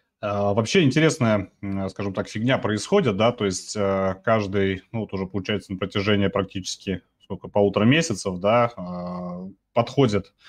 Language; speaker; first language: Russian; native; Russian